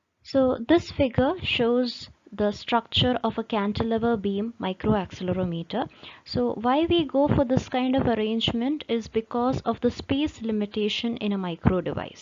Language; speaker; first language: English; non-native, local second language; Malayalam